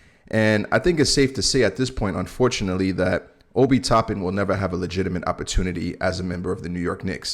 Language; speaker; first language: English; native; English